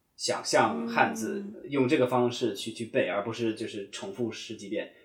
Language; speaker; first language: Chinese; non-native, fluent; English